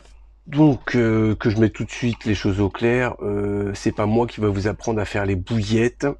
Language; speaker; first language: French; native; French